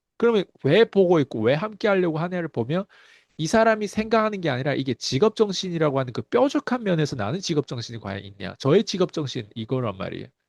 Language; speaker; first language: Korean; early bilingual, heritage; Korean